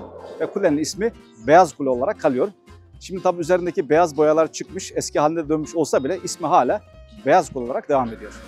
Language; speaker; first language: Turkish; native; Turkish